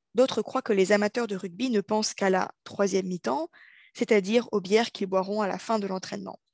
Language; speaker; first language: French; native; French